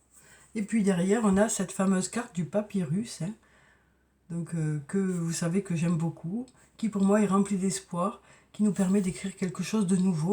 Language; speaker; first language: French; native; French